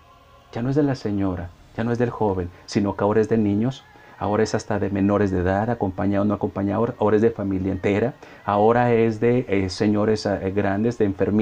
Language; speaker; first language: Spanish; native; Spanish